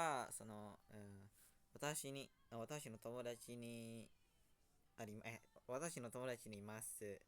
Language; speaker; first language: Japanese; non-native, learner; Indonesian